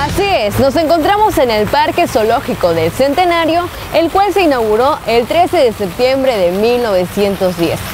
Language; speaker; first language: Spanish; native; Spanish